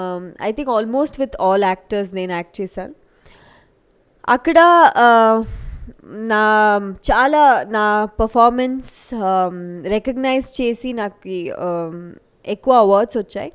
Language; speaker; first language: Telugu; non-native, local second language; Kannada